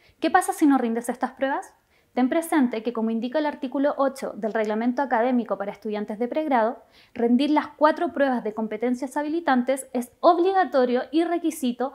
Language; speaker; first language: Spanish; native; Spanish